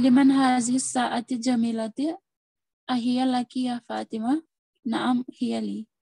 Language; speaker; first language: Arabic; non-native, learner; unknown